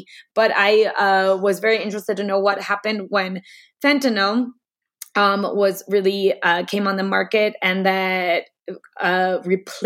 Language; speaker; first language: English; native; English